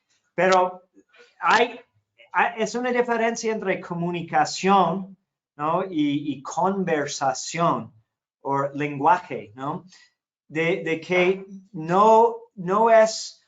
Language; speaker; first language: Spanish; non-native, fluent; English